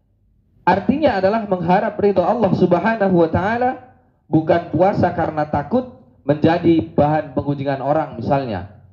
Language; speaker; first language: Indonesian; native; Indonesian